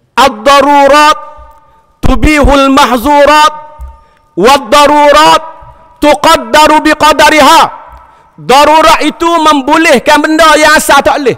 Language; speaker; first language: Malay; native; Malay